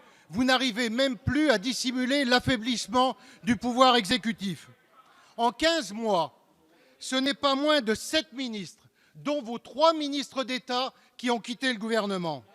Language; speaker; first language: French; native; French